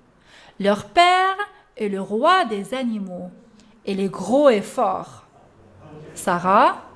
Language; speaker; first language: French; non-native, local second language; Arabic